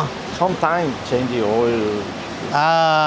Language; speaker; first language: English; non-native, learner; Spanish